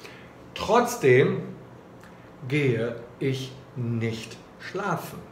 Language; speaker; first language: German; non-native, fluent; Chinese